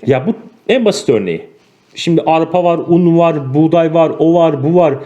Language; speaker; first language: Turkish; native; Turkish